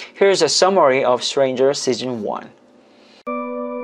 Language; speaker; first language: English; non-native, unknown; Korean